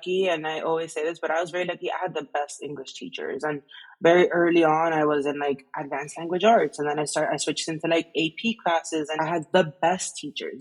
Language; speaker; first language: English; native; English